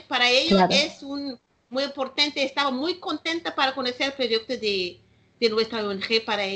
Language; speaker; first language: Spanish; non-native, learner; Malagasy